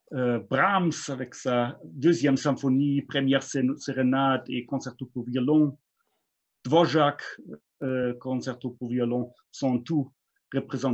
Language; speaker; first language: French; non-native, fluent; German